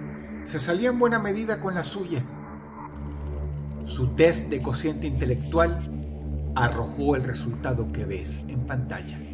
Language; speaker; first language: Spanish; native; Spanish